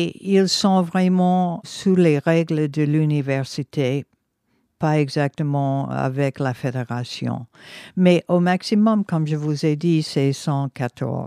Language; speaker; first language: French; non-native, fluent; English